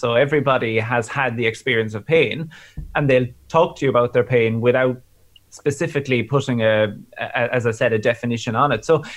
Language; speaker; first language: English; native; English